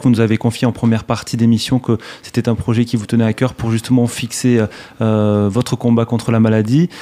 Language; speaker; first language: French; native; French